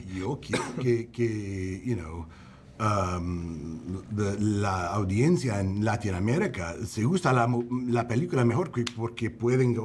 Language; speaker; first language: Spanish; early bilingual, heritage; English